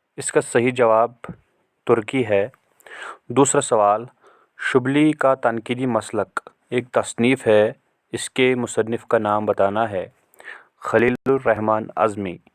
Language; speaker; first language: Urdu; non-native, local second language; Kashmiri